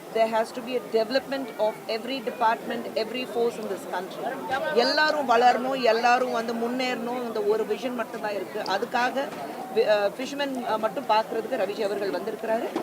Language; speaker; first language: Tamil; non-native, fluent; Hindi